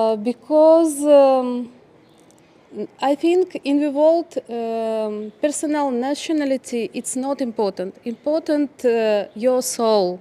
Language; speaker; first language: English; non-native, learner; Ukrainian